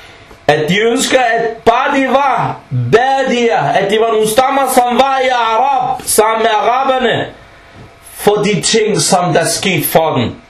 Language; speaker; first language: Danish; early bilingual, other home language; Arabic